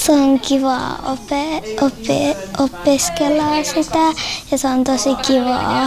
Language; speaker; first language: Finnish; non-native, learner; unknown